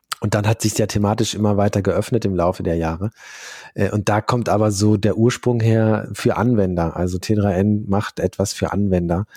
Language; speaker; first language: German; native; German